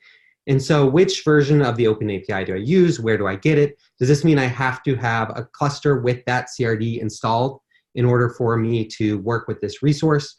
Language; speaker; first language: English; native; English